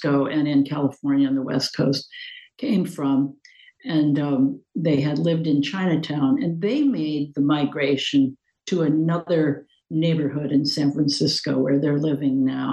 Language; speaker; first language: English; native; English